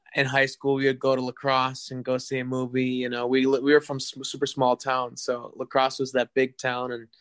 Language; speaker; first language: English; native; English